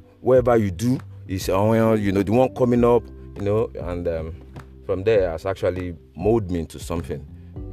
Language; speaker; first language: English; non-native, local second language; Yoruba